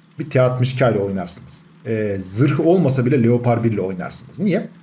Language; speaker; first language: Turkish; native; Turkish